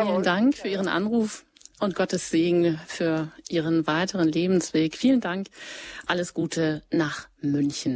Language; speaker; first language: German; native; German